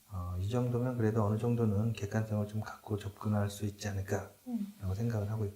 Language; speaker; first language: Korean; native; Korean